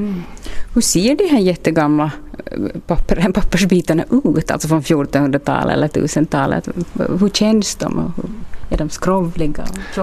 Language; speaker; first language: Swedish; native; Swedish